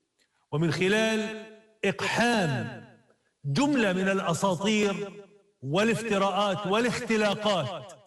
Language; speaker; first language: Arabic; native; Arabic